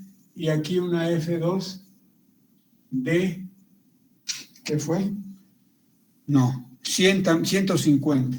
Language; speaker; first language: Spanish; native; Spanish